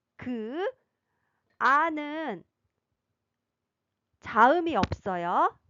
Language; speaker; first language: Korean; native; Korean